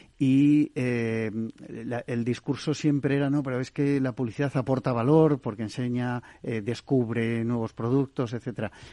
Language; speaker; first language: Spanish; native; Spanish